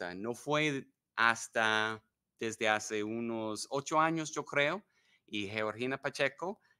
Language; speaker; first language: Spanish; non-native, fluent; English